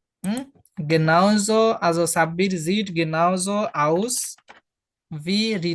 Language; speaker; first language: German; non-native, fluent; Bangla